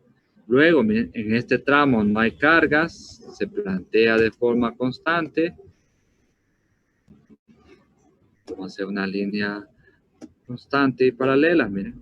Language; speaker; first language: Spanish; native; Spanish